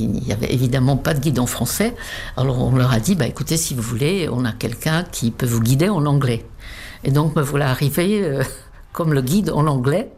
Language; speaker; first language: French; non-native, fluent; Czech